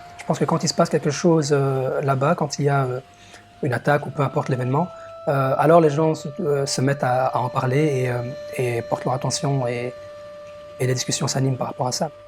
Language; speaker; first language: French; native; French